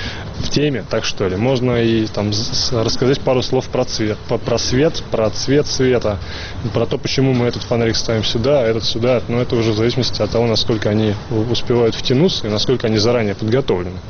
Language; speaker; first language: Russian; native; Russian